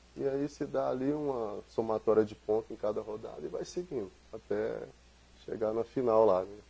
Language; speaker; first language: Portuguese; native; Portuguese